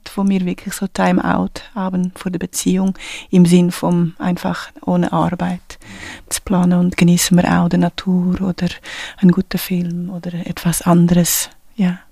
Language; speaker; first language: German; non-native, fluent; Portuguese